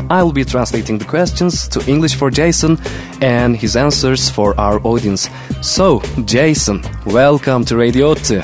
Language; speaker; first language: English; non-native, fluent; Turkish